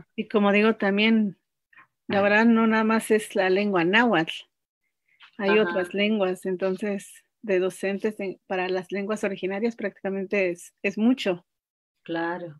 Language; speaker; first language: Spanish; non-native, local second language; Nahuatl languages